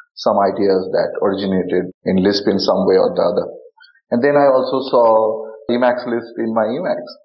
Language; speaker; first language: English; non-native, local second language; Bangla